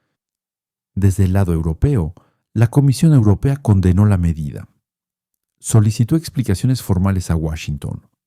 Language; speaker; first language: Spanish; non-native, fluent; French